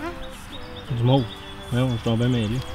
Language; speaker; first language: French; native; French